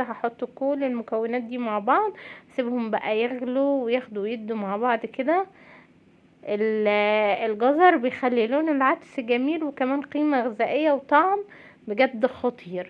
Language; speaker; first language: Arabic; native; Arabic